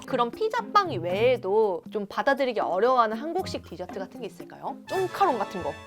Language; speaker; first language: Korean; native; Korean